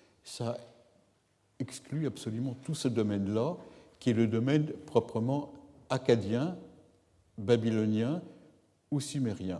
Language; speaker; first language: French; native; French